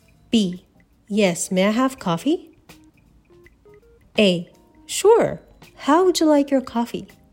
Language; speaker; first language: English; non-native, fluent; Japanese